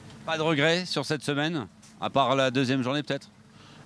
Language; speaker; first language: French; native; French